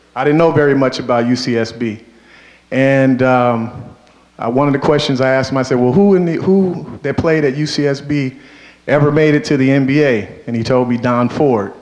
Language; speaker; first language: English; native; English